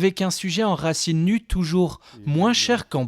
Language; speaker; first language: French; native; French